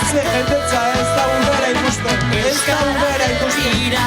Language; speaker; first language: Basque; native; Basque